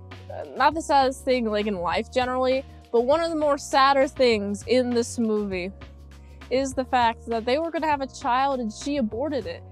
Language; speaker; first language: English; native; English